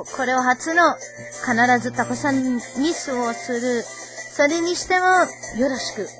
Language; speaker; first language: Japanese; non-native, learner; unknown